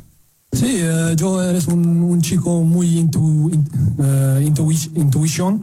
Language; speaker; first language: Spanish; non-native, learner; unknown